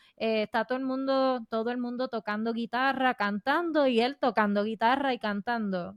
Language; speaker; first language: Spanish; native; Spanish